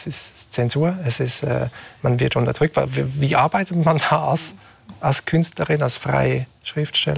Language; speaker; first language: German; native; German